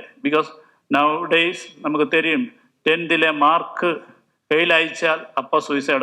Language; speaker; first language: Tamil; non-native, local second language; Malayalam